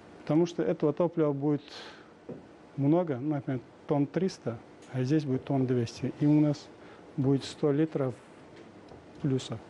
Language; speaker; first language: Russian; non-native, local second language; Uzbek